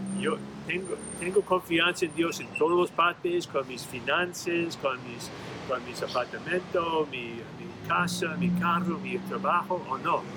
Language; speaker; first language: Spanish; non-native, fluent; English